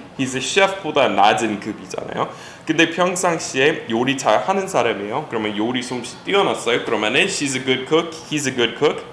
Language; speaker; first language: Korean; non-native, fluent; English